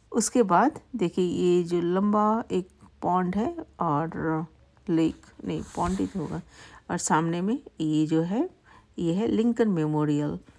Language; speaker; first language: Hindi; non-native, local second language; Bangla